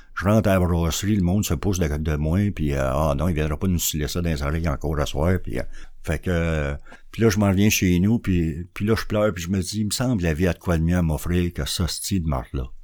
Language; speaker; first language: French; native; French